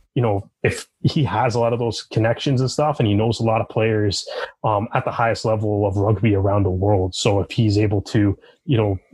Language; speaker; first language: English; native; English